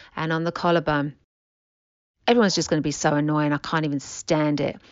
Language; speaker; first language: English; native; English